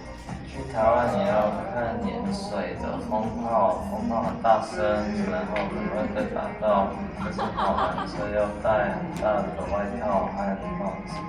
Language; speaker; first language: Chinese; early bilingual, heritage; Chinese